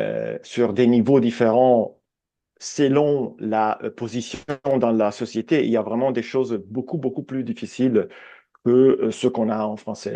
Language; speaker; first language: French; non-native, fluent; Italian